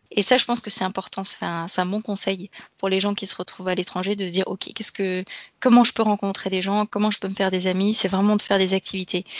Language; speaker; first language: French; native; French